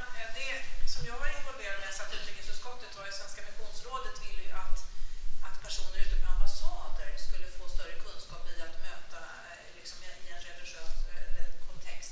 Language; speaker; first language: Swedish; native; Swedish